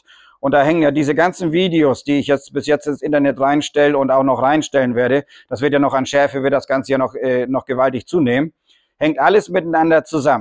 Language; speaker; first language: German; native; German